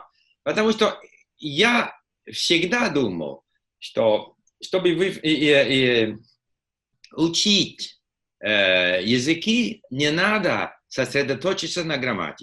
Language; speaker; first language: Russian; non-native, fluent; English